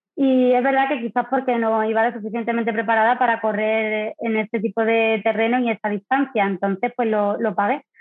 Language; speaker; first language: Spanish; native; Spanish